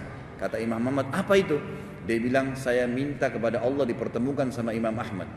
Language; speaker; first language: Indonesian; native; Indonesian